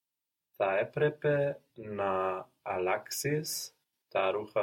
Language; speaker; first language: Greek; non-native, learner; English